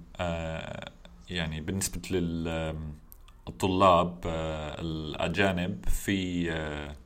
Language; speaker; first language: Arabic; non-native, fluent; English